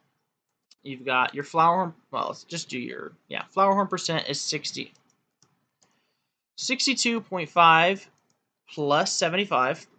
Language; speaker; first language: English; native; English